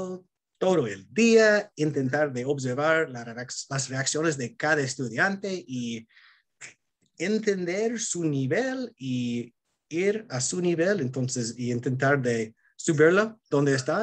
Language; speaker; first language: Spanish; non-native, fluent; English